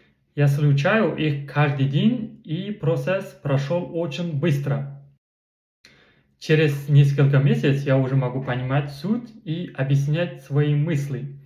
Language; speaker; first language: Russian; non-native, learner; Kazakh